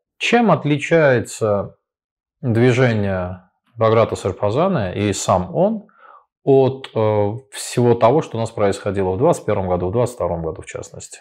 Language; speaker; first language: Russian; non-native, local second language; Armenian